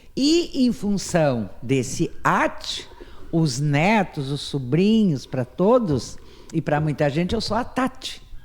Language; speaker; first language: Portuguese; native; Portuguese